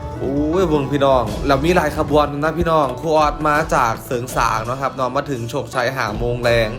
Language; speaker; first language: Thai; non-native, local second language; Lao